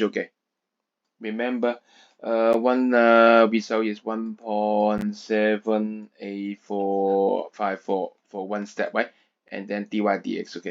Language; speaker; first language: English; non-native, fluent; Chinese